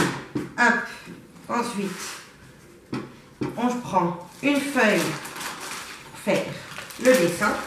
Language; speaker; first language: French; native; French